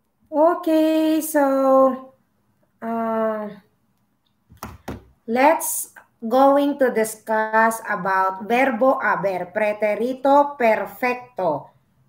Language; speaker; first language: English; non-native, local second language; Filipino